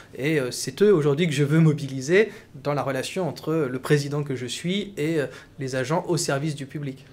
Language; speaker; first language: French; native; French